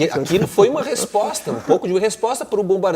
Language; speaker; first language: Portuguese; native; Portuguese